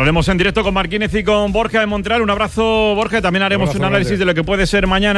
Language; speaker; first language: Spanish; native; Spanish